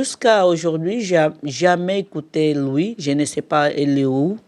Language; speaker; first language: French; non-native, learner; Portuguese